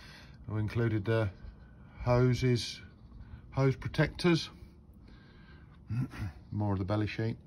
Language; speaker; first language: English; native; English